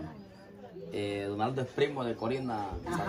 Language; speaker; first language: Spanish; native; Spanish